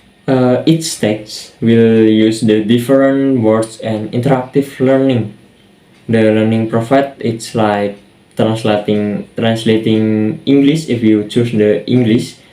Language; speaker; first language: English; non-native, learner; Indonesian